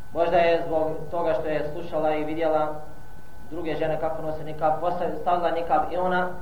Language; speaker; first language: Bosnian; non-native, fluent; Arabic